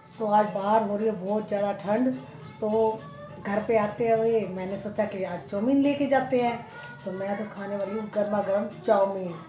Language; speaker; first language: Hindi; non-native, local second language; Punjabi